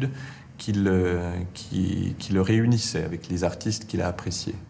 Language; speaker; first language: French; native; French